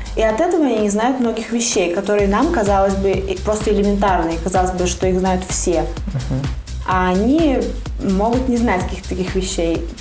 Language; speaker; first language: Russian; native; Russian